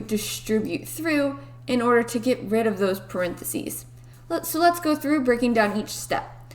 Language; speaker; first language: English; native; English